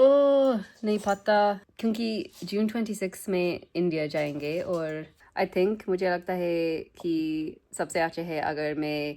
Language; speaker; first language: Hindi; non-native, learner; English